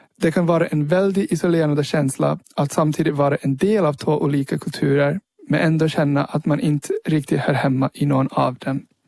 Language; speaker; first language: Swedish; early bilingual, heritage; Swedish